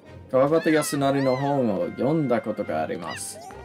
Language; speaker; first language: Japanese; non-native, learner; English